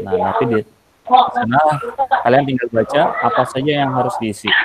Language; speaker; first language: Indonesian; native; Indonesian